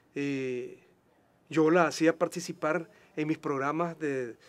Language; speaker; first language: Spanish; native; Spanish